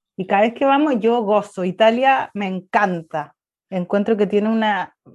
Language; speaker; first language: Spanish; native; Spanish